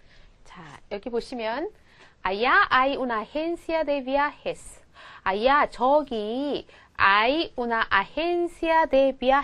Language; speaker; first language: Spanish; non-native, fluent; Korean